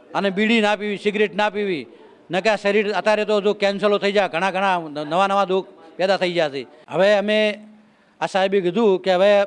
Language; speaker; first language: Gujarati; native; Gujarati